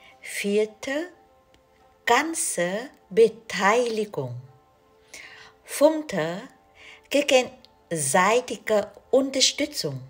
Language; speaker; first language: German; non-native, learner; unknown